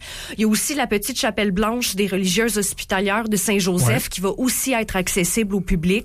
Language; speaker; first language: French; native; French